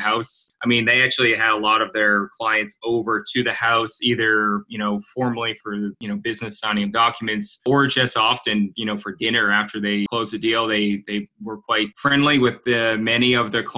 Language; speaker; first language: English; native; English